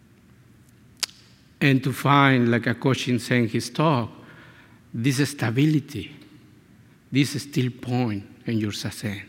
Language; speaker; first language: English; non-native, fluent; Spanish